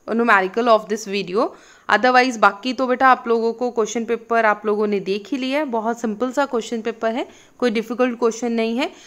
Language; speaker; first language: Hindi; non-native, local second language; Punjabi